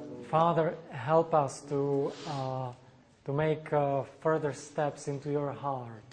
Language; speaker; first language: English; non-native, fluent; Czech